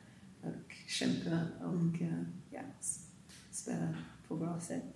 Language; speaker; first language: Swedish; non-native, learner; English